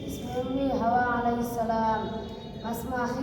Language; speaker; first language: Arabic; non-native, learner; Bangla